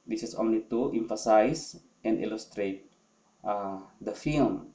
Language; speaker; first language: English; non-native, local second language; Filipino